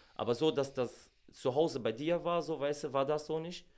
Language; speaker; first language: German; non-native, fluent; Arabic